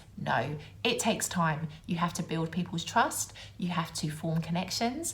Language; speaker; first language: English; native; English